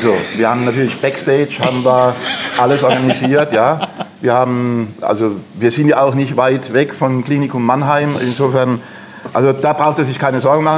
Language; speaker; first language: German; native; German